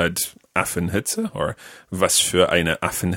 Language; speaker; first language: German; non-native, learner; English